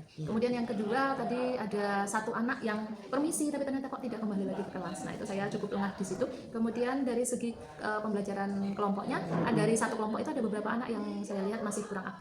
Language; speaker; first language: Indonesian; native; Indonesian